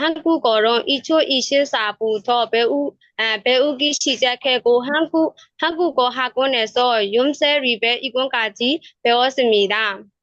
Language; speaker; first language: Korean; non-native, learner; Burmese